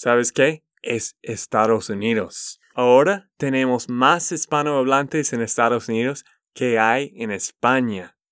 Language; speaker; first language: Spanish; non-native, learner; English